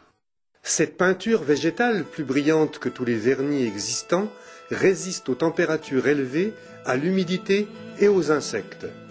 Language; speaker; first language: French; native; French